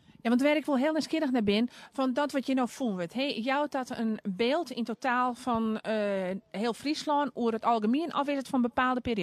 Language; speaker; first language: Dutch; native; Dutch